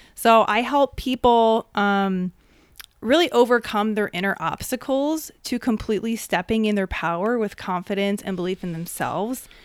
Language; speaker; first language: English; native; English